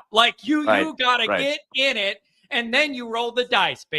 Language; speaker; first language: English; native; English